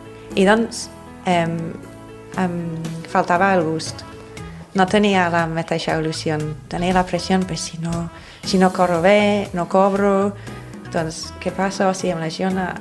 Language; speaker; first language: Catalan; non-native, fluent; English